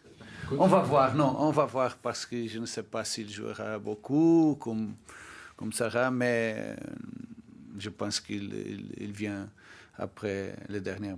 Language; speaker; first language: French; non-native, fluent; Portuguese